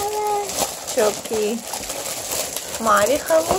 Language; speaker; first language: Turkish; non-native, learner; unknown